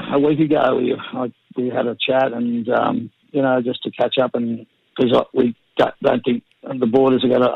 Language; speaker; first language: English; native; English